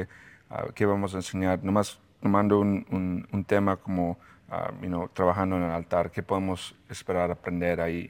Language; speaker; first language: Spanish; early bilingual, heritage; Spanish